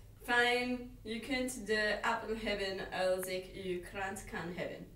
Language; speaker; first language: Dutch; non-native, learner; English